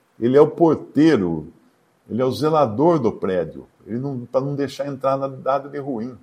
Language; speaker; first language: Portuguese; native; Portuguese